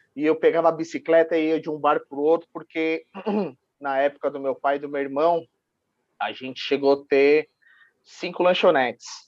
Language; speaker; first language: Portuguese; native; Portuguese